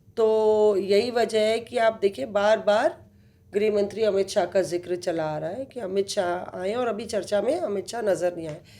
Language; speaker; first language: Hindi; native; Hindi